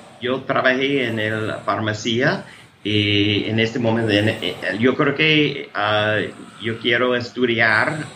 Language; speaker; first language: Spanish; non-native, learner; English